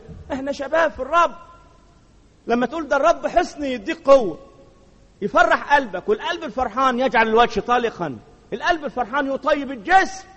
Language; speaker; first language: Arabic; native; Arabic